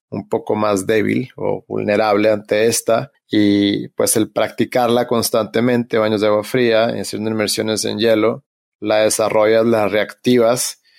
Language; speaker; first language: Spanish; native; Spanish